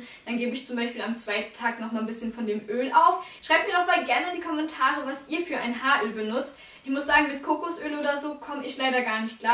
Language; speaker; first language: German; native; German